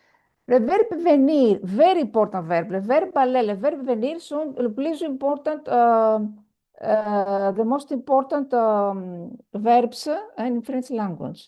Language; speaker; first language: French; non-native, fluent; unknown